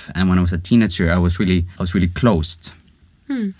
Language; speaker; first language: English; non-native, fluent; Icelandic